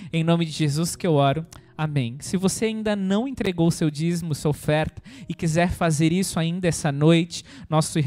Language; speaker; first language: Portuguese; native; Portuguese